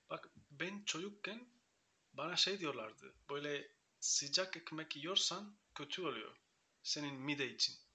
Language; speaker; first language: Turkish; non-native, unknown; Spanish